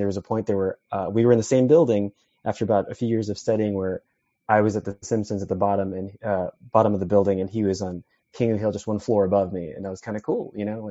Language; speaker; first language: English; native; English